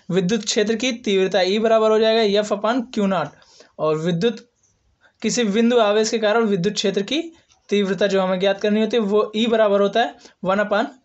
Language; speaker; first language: Hindi; native; Hindi